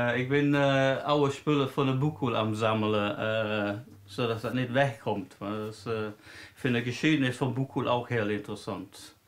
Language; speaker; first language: Dutch; non-native, fluent; English